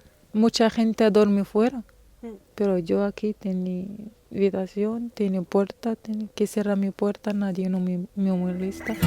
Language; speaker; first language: Spanish; non-native, learner; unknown